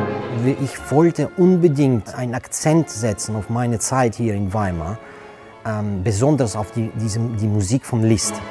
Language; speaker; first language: German; non-native, fluent; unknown